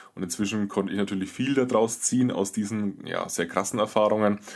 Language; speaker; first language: German; native; German